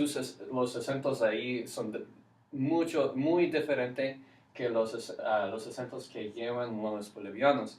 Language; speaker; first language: Spanish; non-native, fluent; English